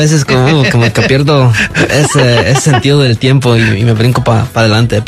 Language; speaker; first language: Spanish; early bilingual, heritage; Spanish